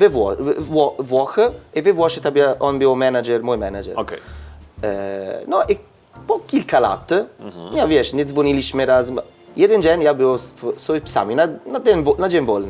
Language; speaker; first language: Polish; non-native, learner; Italian